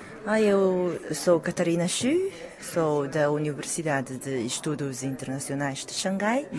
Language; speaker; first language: Portuguese; non-native, fluent; Chinese